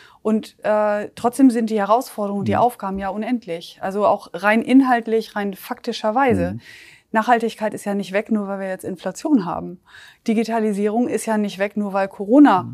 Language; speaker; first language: German; native; German